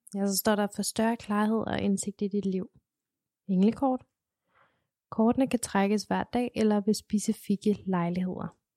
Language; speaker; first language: Danish; native; Danish